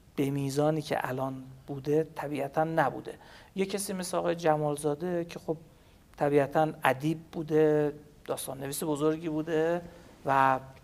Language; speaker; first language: Persian; native; Persian